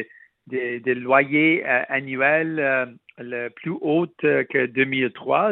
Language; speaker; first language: French; non-native, local second language; Punjabi